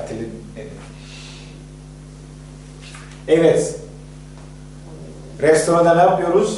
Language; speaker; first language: Turkish; non-native, fluent; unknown